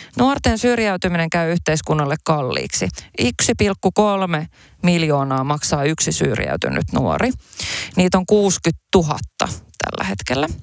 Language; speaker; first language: Finnish; early bilingual, other home language; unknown